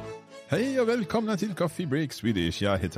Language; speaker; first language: Swedish; non-native, learner; English